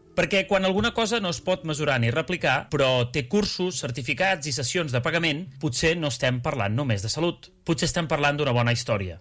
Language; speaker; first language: Catalan; native; Catalan